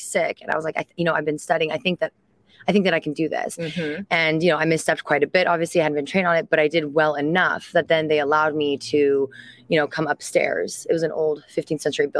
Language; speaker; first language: English; early bilingual, other home language; French